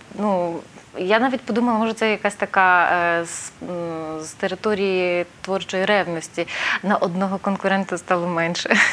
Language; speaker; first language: Ukrainian; native; Ukrainian